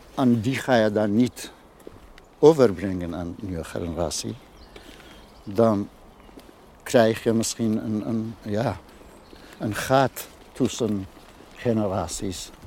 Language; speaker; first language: Dutch; non-native, fluent; Kurdish